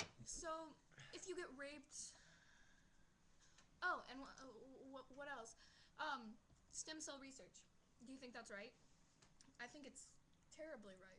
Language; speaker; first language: English; native; English